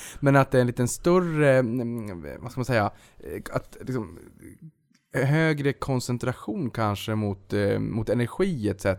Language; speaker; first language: Swedish; native; Swedish